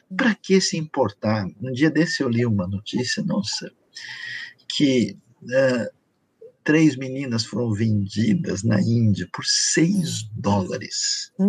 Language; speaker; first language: Portuguese; native; Portuguese